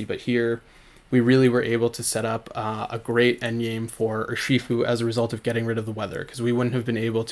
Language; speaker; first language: English; native; English